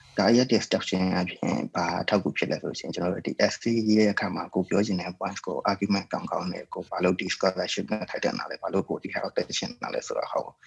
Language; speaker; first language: Burmese; native; Burmese